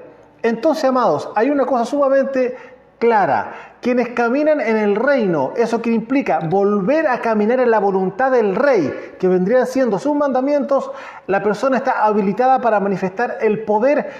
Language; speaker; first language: Spanish; native; Spanish